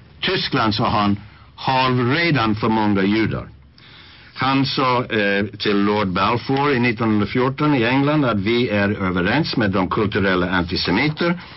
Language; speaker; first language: Swedish; non-native, fluent; English